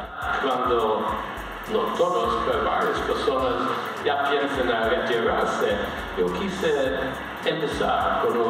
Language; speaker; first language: Spanish; non-native, fluent; German